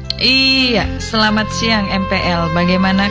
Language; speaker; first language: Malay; non-native, local second language; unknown